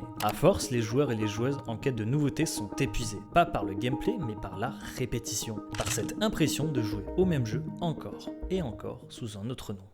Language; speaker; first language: French; native; French